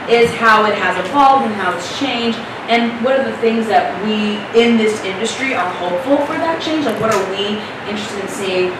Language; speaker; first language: English; native; English